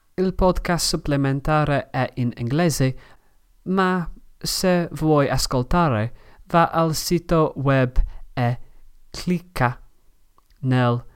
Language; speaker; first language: Italian; non-native, learner; English